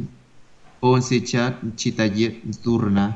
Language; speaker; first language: Russian; non-native, learner; Vietnamese